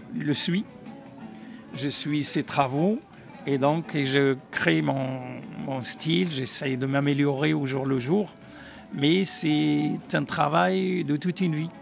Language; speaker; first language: French; non-native, local second language; Arabic